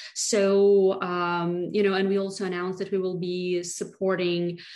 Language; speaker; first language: English; non-native, fluent; Russian